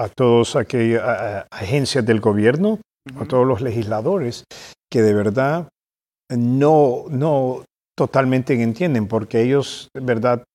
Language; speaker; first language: Spanish; early bilingual, heritage; Spanish